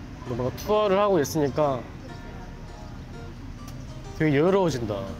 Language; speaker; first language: Korean; native; Korean